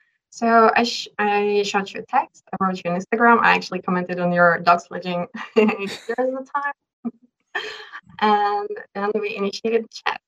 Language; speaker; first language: English; non-native, fluent; Czech